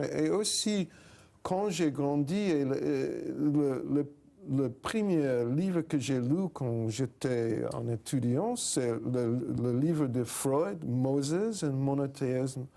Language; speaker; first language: French; non-native, fluent; English